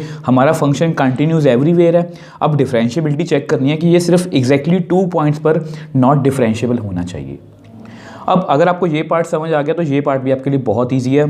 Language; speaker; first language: Hindi; native; Hindi